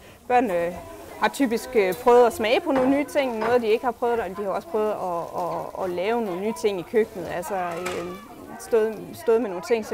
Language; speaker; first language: Danish; native; Danish